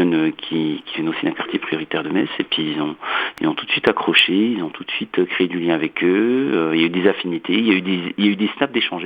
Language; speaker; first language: French; native; French